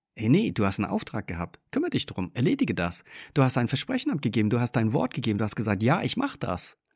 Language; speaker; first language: German; non-native, fluent; English